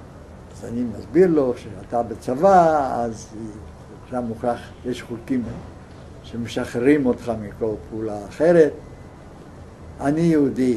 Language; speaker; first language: Hebrew; non-native, fluent; Yiddish